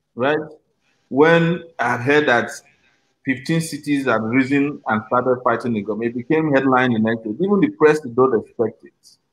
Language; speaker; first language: English; non-native, local second language; Yoruba